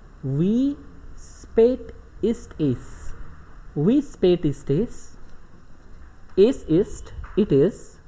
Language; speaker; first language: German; non-native, fluent; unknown